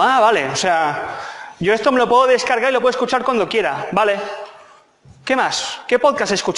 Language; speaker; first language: Spanish; native; Spanish